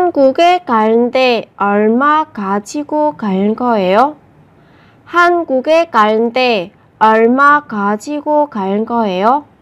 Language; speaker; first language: Korean; non-native, fluent; Vietnamese